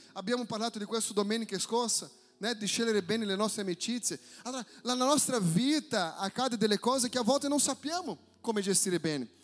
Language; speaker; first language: Italian; non-native, fluent; Portuguese